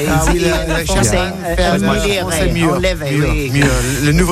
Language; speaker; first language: French; non-native, learner; English